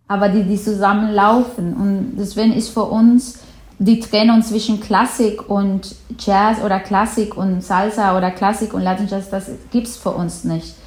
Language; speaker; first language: German; non-native, fluent; Spanish